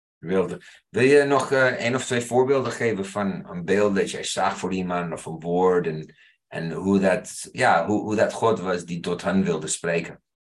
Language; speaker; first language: Dutch; non-native, fluent; English